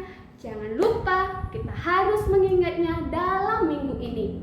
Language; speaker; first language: Indonesian; native; Indonesian